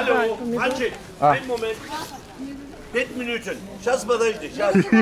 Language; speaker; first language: Russian; non-native, learner; Turkish